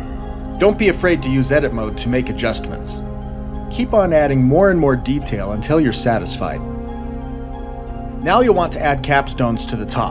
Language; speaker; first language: English; native; English